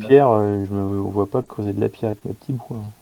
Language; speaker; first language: French; native; French